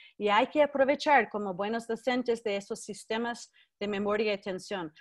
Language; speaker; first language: Spanish; non-native, fluent; English